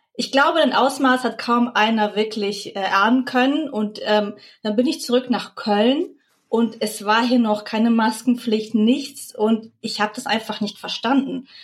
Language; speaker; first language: German; early bilingual, other home language; Russian